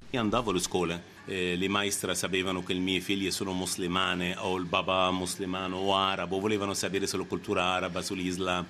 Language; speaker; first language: Italian; non-native, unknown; Arabic